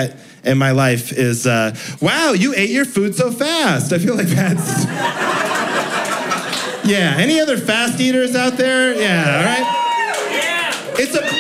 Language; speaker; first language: English; native; English